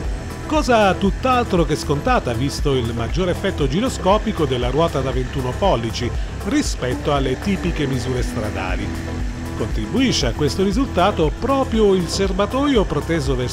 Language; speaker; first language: Italian; native; Italian